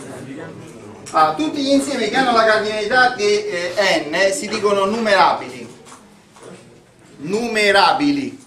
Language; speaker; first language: Italian; native; Italian